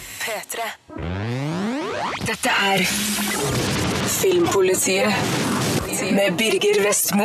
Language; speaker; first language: Norwegian; native; Norwegian